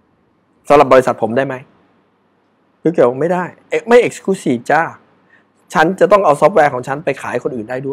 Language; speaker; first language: Thai; native; Thai